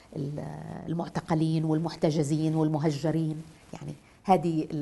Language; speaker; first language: Arabic; native; Arabic